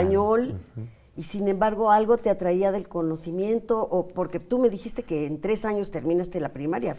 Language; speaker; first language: Spanish; native; Spanish